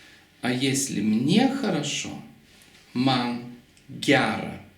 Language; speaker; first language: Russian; non-native, local second language; Lithuanian